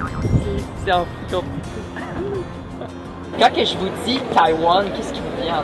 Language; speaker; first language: French; native; French